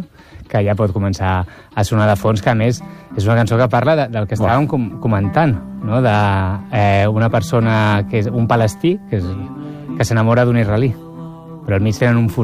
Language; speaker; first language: Catalan; native; Catalan